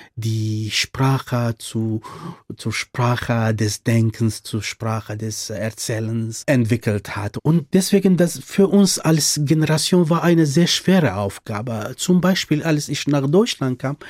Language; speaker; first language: German; non-native, fluent; Arabic